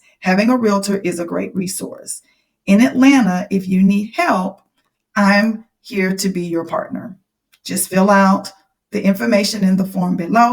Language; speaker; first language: English; native; English